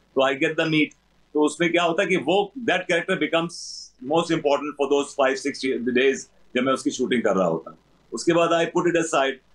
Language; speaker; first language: Hindi; native; Hindi